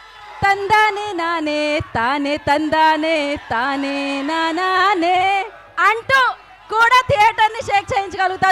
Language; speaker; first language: Telugu; native; Telugu